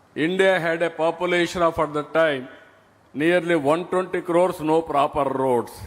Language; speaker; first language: English; non-native, local second language; Telugu